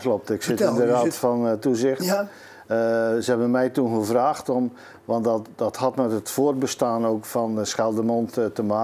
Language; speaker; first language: Dutch; native; Dutch